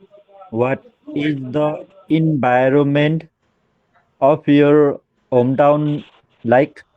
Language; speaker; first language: English; non-native, learner; Nepali